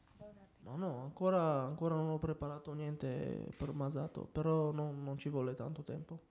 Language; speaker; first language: Italian; non-native, fluent; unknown